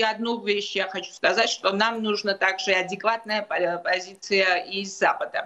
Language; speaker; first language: Russian; non-native, local second language; Georgian